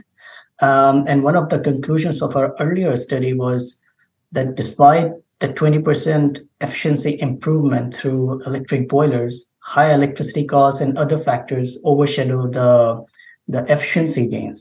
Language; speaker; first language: English; non-native, local second language; Urdu